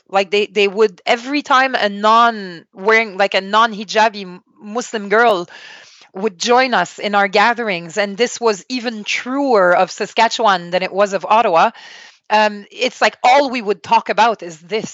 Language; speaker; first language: English; non-native, fluent; French